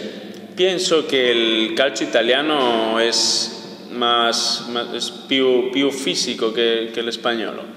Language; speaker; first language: Italian; non-native, learner; Spanish